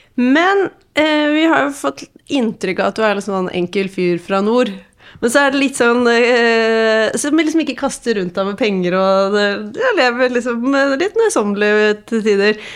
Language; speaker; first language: Norwegian; native; Norwegian